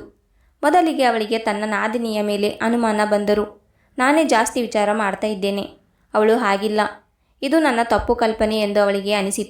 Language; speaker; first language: Kannada; native; Kannada